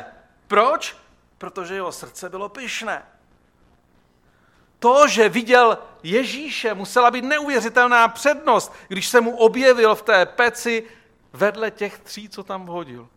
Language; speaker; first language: Czech; native; Czech